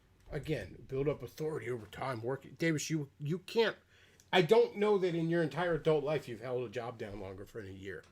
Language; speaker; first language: English; native; English